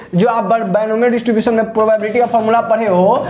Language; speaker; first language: Hindi; native; Hindi